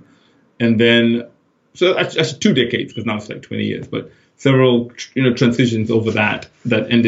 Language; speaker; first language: English; non-native, local second language; Shona